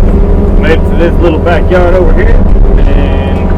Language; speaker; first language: English; native; English